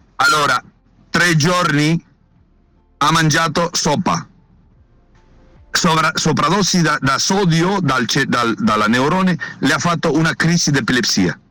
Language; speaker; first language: Italian; non-native, learner; Spanish